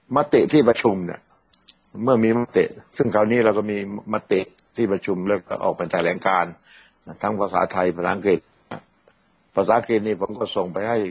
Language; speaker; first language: Thai; native; Thai